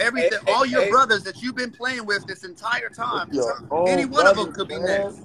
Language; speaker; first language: English; native; English